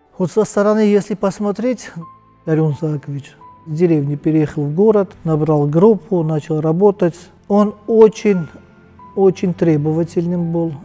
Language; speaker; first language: Russian; non-native, local second language; Armenian